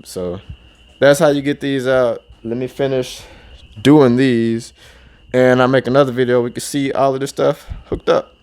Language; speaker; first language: English; native; English